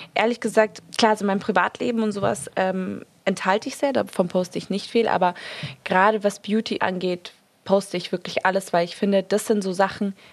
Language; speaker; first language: German; early bilingual, other home language; Spanish